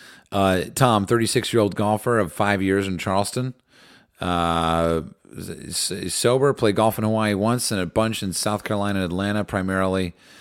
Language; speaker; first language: English; native; English